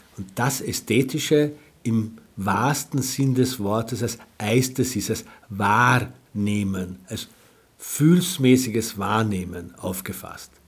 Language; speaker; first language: German; native; German